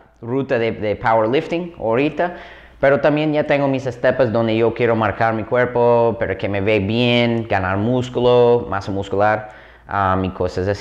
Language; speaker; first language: Spanish; non-native, fluent; English